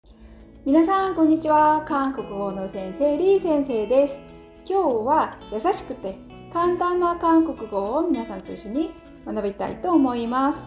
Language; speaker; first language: Japanese; non-native, fluent; Korean